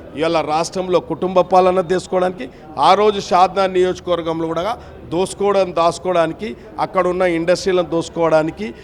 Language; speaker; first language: Telugu; native; Telugu